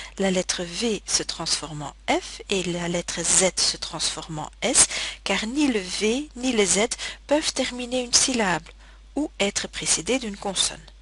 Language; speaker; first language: French; native; French